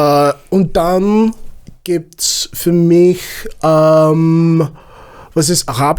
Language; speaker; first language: German; non-native, learner; Zulu